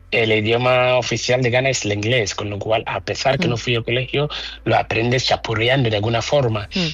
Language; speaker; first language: Spanish; non-native, fluent; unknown